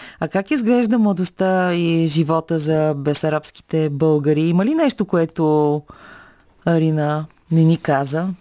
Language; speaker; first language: Bulgarian; native; Bulgarian